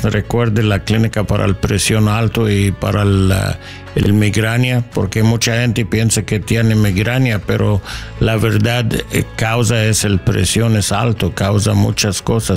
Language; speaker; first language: Spanish; non-native, learner; English